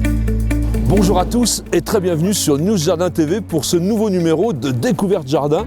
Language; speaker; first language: French; native; French